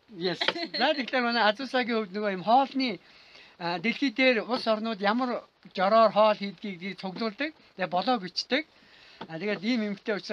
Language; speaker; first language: English; non-native, learner; Mongolian